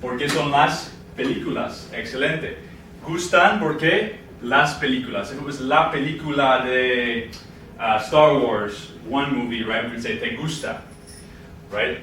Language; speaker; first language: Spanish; non-native, fluent; English